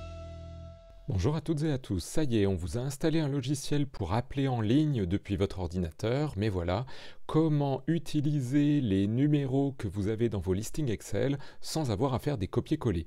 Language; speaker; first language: French; native; French